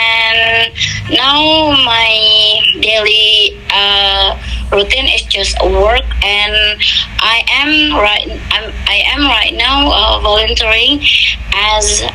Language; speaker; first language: English; non-native, fluent; Indonesian